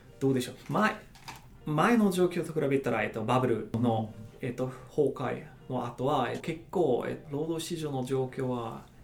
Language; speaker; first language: Japanese; non-native, fluent; German